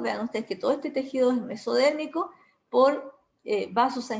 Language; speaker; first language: Spanish; native; Spanish